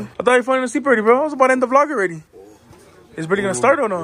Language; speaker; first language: English; early bilingual, other home language; Spanish